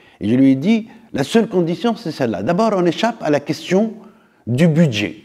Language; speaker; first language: French; non-native, local second language; Arabic